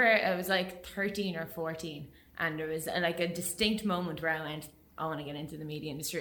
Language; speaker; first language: English; native; English